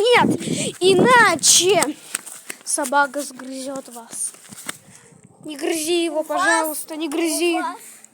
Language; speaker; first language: Russian; native; Russian